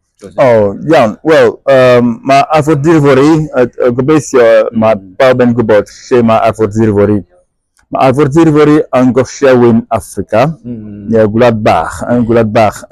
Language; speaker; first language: Welsh; non-native, fluent; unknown